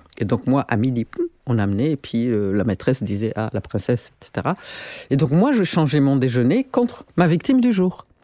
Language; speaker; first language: French; non-native, local second language; Rundi